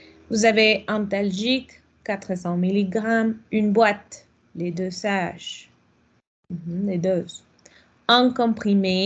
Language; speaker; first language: French; non-native, fluent; Spanish